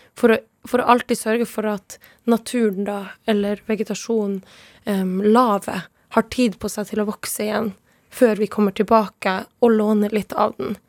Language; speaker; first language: Norwegian; non-native, local second language; Northern Sami